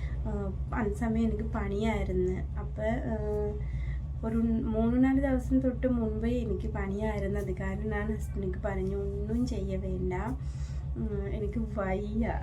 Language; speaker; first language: Malayalam; non-native, learner; Tamil